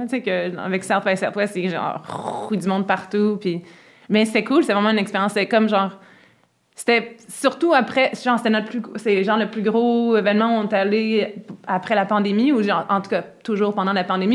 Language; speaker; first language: French; native; French